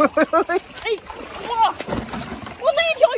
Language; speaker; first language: Chinese; native; Chinese